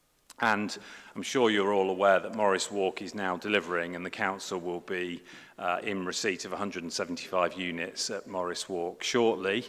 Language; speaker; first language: English; native; English